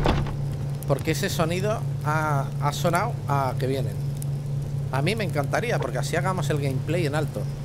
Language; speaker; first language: Spanish; native; Spanish